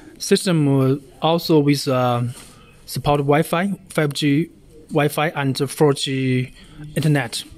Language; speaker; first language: English; non-native, learner; Chinese